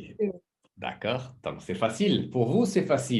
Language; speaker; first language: French; native; French